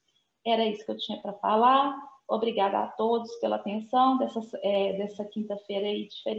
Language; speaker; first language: Portuguese; native; Portuguese